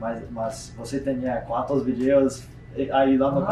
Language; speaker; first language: Portuguese; non-native, learner; English